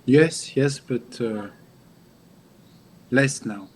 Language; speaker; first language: English; non-native, learner; French